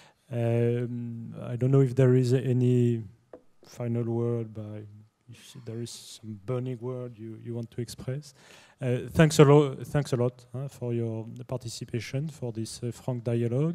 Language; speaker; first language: English; non-native, fluent; French